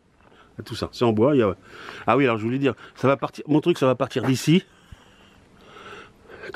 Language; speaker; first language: French; native; French